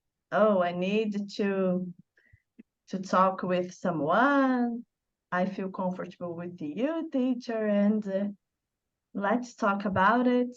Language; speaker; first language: English; non-native, learner; Portuguese